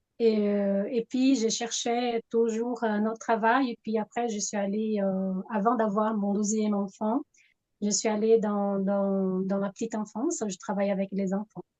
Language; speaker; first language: French; non-native, fluent; Portuguese